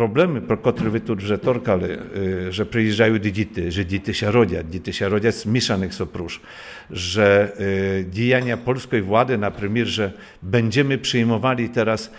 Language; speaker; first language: Polish; non-native, fluent; Ukrainian